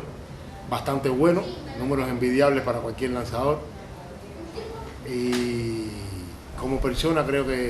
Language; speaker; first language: Spanish; native; Spanish